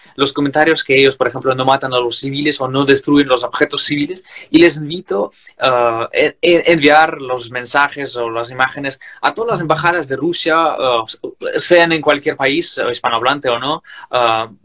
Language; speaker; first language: Spanish; non-native, fluent; Ukrainian